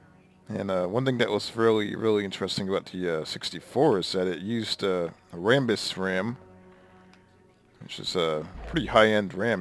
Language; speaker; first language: English; native; English